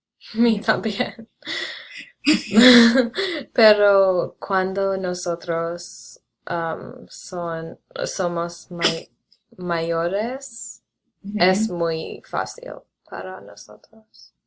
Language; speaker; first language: Spanish; non-native, learner; English